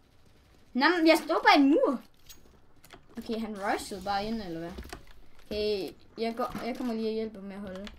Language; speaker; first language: Danish; native; Danish